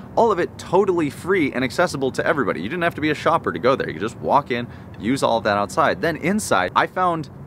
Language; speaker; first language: English; native; English